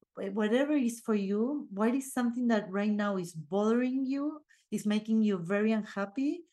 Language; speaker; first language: English; non-native, fluent; Spanish